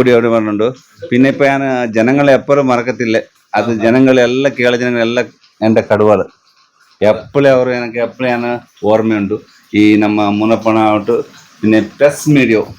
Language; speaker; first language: Malayalam; non-native, learner; Kannada